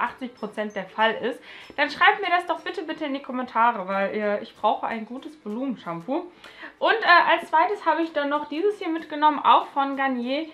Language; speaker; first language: German; native; German